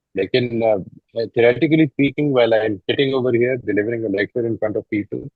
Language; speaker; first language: English; non-native, local second language; Urdu